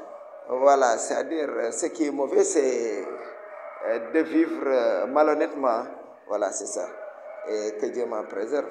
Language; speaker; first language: French; non-native, local second language; Wolof